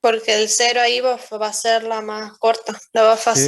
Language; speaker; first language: Spanish; native; Spanish